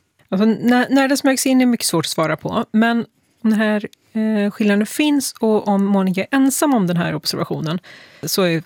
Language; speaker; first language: Swedish; native; Swedish